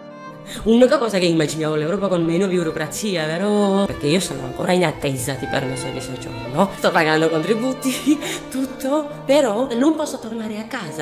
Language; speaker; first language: Italian; non-native, learner; Georgian